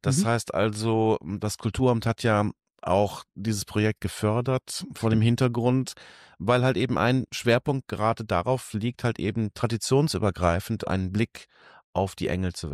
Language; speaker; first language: German; native; German